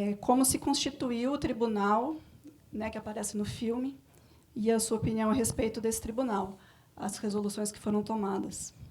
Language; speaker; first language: Portuguese; native; Portuguese